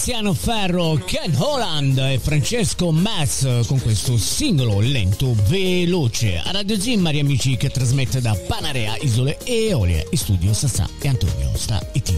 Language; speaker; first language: Italian; native; Italian